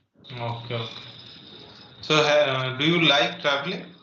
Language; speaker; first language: English; non-native, learner; Bangla